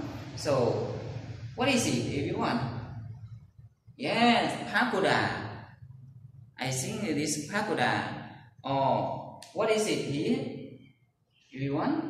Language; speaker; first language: English; non-native, learner; Khmer